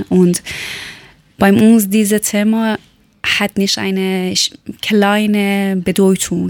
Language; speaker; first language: German; non-native, learner; Persian